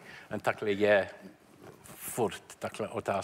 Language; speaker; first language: Czech; non-native, learner; English